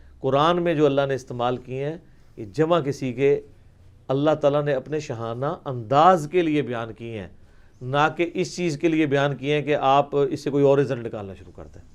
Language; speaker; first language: Urdu; non-native, local second language; Punjabi